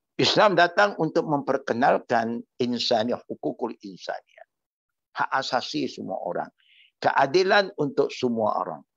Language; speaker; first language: Malay; non-native, local second language; Chinese